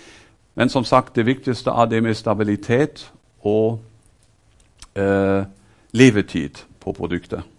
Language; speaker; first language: Norwegian; non-native, fluent; German